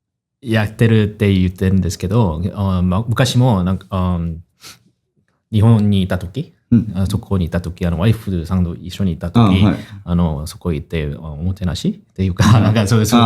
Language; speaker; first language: Japanese; non-native, fluent; Korean